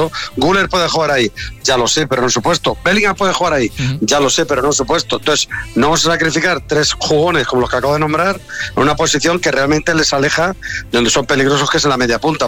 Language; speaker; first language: Spanish; native; Spanish